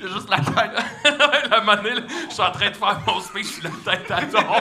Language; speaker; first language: French; native; French